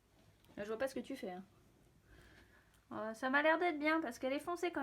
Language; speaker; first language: French; native; French